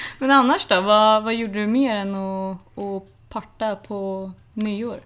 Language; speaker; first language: Swedish; native; Swedish